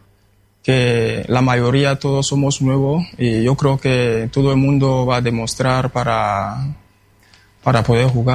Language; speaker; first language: Spanish; non-native, fluent; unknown